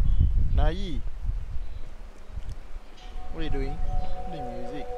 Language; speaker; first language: English; non-native, local second language; Malay